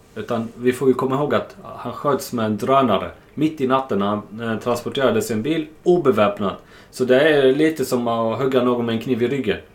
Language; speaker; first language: Swedish; non-native, fluent; Arabic